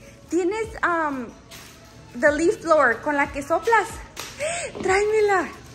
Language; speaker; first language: Spanish; early bilingual, heritage; Spanish